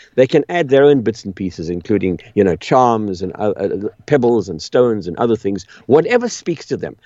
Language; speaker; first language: English; native; English